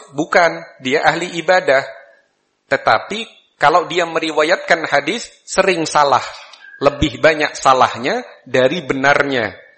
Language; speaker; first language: Malay; non-native, local second language; Javanese